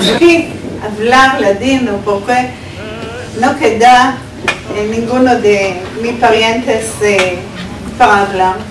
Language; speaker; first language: Spanish; early bilingual, heritage; Ladino